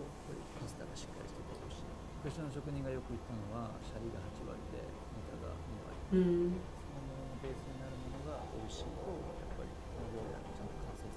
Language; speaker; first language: Japanese; native; Japanese